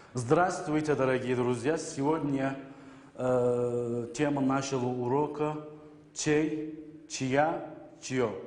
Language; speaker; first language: Russian; non-native, learner; Turkish